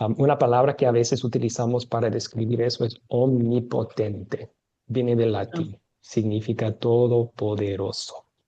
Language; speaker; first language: Spanish; non-native, fluent; English